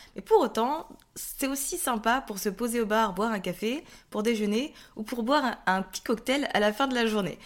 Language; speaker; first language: French; native; French